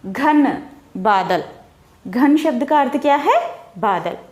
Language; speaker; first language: Hindi; non-native, local second language; Telugu